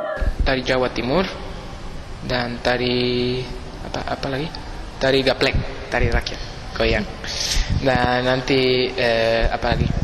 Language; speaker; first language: Indonesian; non-native, learner; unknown